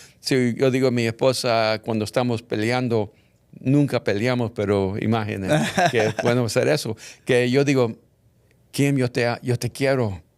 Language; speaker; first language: Spanish; early bilingual, heritage; English